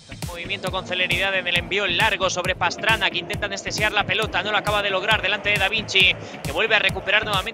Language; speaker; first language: Spanish; native; Spanish